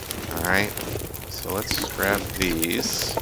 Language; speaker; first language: English; native; English